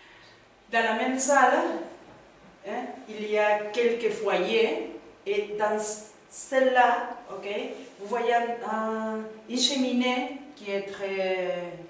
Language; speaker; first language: French; non-native, learner; Spanish